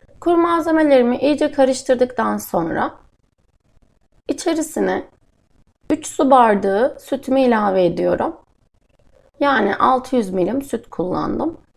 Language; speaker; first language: Turkish; native; Turkish